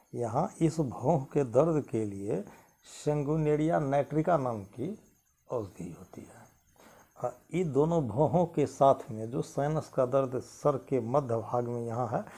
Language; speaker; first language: Hindi; non-native, local second language; Maithili